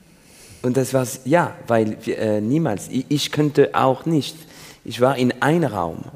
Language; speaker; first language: German; non-native, learner; French